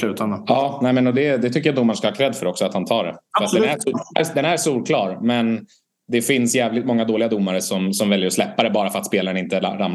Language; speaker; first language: Swedish; native; Swedish